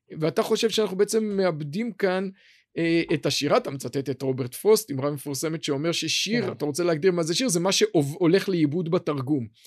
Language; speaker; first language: Hebrew; native; Hebrew